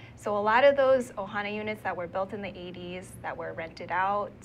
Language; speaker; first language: English; native; English